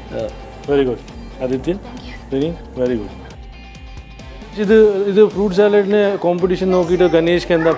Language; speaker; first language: Malayalam; non-native, learner; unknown